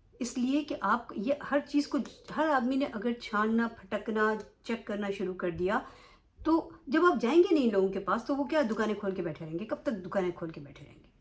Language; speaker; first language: Urdu; native; Urdu